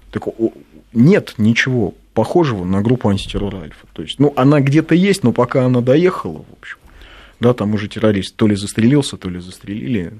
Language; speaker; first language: Russian; native; Russian